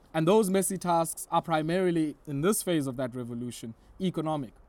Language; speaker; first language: English; non-native, local second language; Xhosa